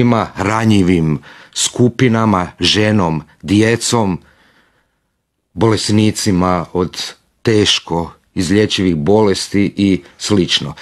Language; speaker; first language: Croatian; native; Croatian